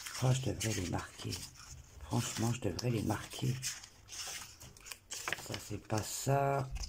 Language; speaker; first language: French; native; French